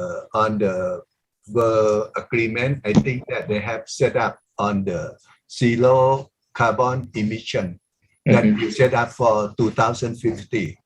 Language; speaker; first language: English; non-native, learner; Thai